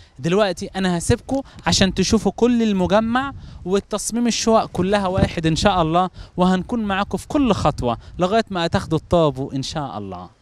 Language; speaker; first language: Arabic; native; Arabic